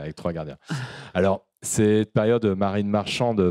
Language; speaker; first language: French; native; French